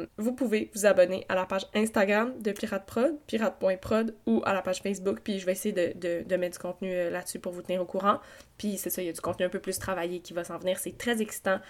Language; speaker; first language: French; native; French